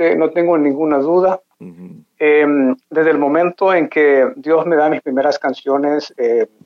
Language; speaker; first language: Spanish; native; Spanish